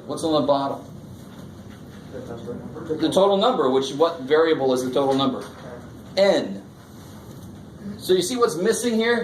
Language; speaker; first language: English; native; English